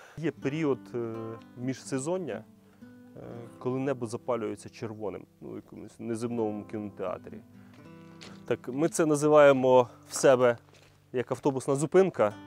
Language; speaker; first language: Ukrainian; native; Ukrainian